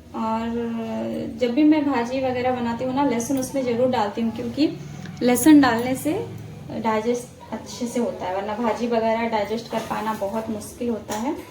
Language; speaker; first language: Hindi; non-native, local second language; Odia